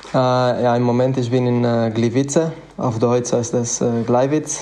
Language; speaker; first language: German; non-native, fluent; Italian